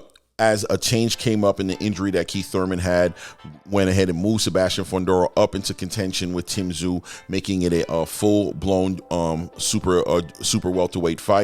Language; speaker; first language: English; native; English